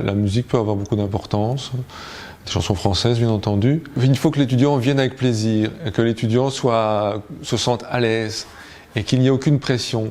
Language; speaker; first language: French; native; French